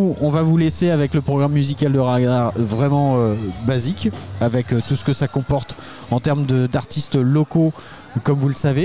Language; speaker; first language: French; native; French